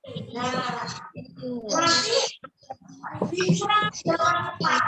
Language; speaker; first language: Indonesian; native; Indonesian